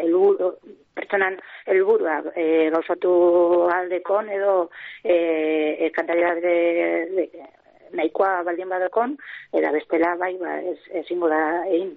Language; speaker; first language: Basque; native; Basque